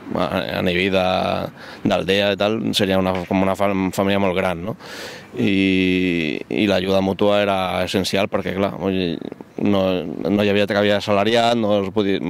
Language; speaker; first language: Catalan; non-native, local second language; Spanish